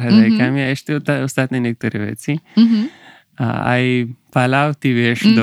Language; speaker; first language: Slovak; non-native, learner; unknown